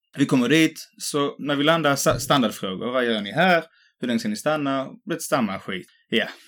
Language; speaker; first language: Swedish; native; Swedish